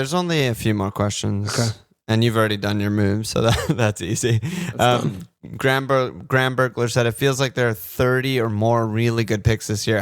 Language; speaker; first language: English; native; English